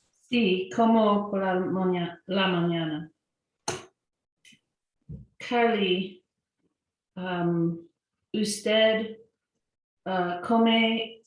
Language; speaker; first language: Spanish; non-native, learner; English